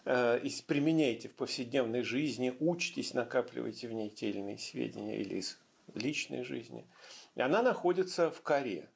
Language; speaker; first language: Russian; native; Russian